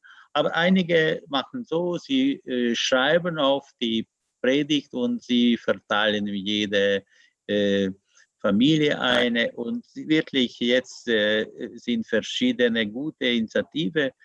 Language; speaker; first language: German; non-native, learner; Hungarian